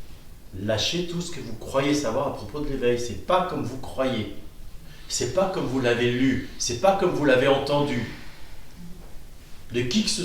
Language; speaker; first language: French; native; French